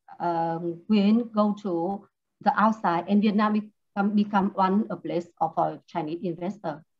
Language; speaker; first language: English; non-native, learner; Vietnamese